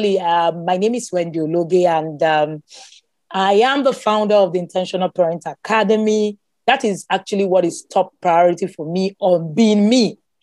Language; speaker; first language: English; non-native, local second language; Igbo